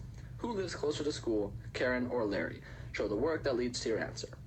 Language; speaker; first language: English; native; English